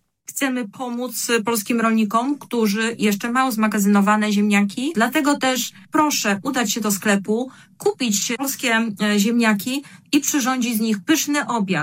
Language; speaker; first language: Polish; native; Polish